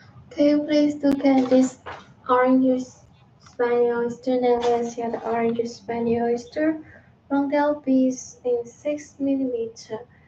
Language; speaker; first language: English; non-native, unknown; Chinese